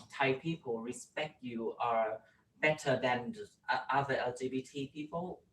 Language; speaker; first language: English; non-native, learner; Thai